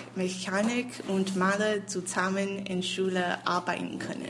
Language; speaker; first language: German; non-native, learner; English